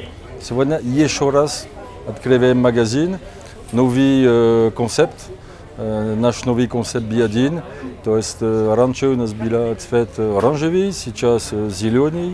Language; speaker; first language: Russian; non-native, fluent; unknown